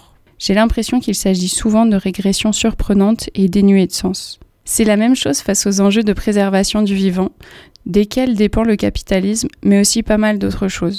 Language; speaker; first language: French; native; French